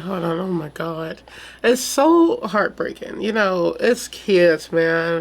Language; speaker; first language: English; native; English